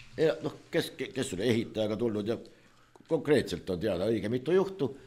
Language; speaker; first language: Estonian; native; Estonian